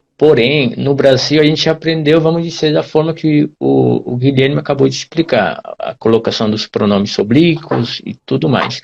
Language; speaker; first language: Portuguese; non-native, fluent; Spanish